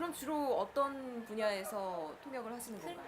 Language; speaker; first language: Korean; native; Korean